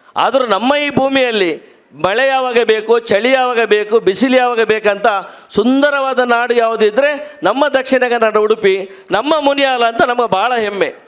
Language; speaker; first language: Kannada; non-native, local second language; Tulu